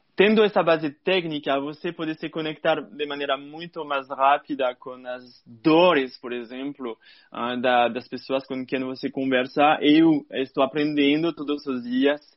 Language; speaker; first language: Portuguese; non-native, fluent; French